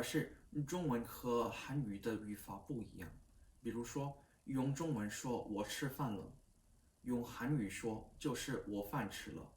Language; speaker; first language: Chinese; non-native, learner; Korean